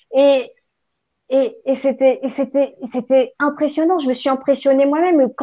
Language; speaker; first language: French; native; French